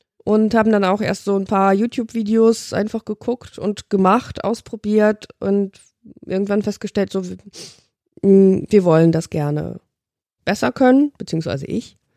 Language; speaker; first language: German; early bilingual, other home language; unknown